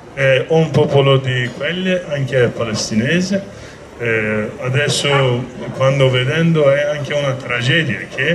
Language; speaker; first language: Italian; non-native, learner; Kurdish